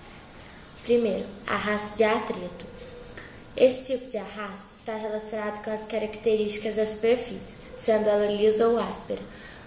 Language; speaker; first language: Portuguese; native; Portuguese